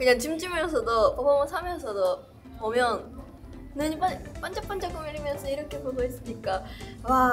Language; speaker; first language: Korean; non-native, fluent; Japanese